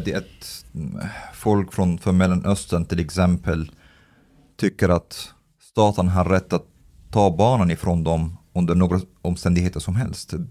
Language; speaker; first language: Swedish; early bilingual, other home language; Arabic